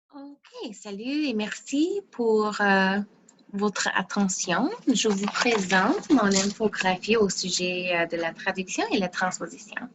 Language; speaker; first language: French; non-native, fluent; English